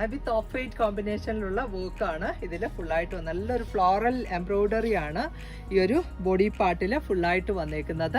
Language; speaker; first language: Malayalam; native; Malayalam